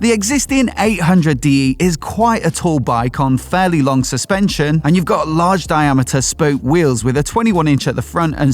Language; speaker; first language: English; native; English